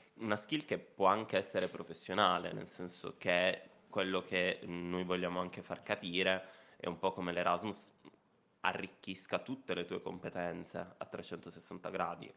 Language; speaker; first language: Italian; native; Italian